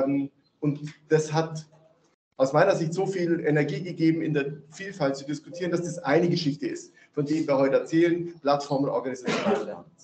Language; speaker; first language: German; native; German